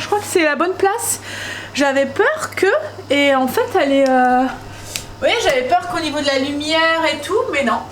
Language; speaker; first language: French; native; French